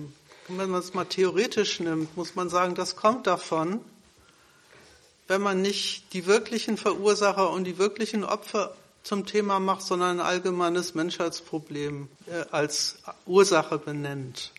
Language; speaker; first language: German; native; German